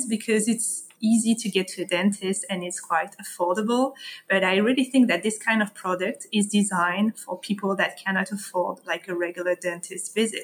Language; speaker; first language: English; non-native, fluent; French